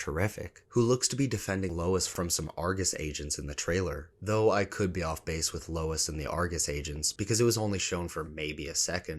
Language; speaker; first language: English; native; English